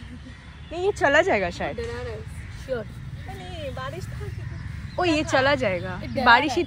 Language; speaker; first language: Hindi; non-native, local second language; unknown